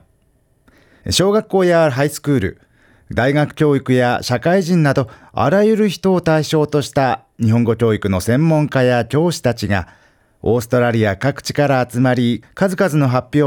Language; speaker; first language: Japanese; native; Japanese